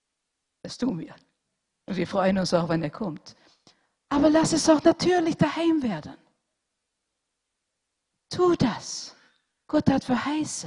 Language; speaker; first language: German; non-native, fluent; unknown